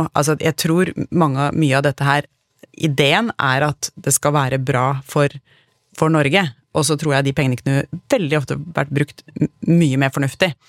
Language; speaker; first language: Norwegian; native; Norwegian